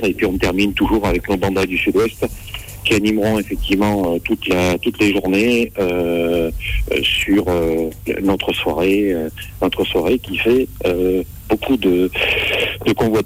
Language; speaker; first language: French; native; French